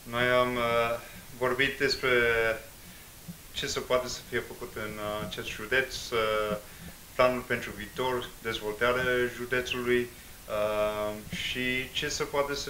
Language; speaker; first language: Romanian; non-native, fluent; English